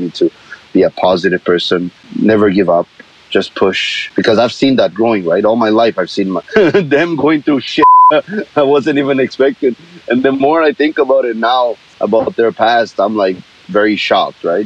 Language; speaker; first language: English; non-native, fluent; Spanish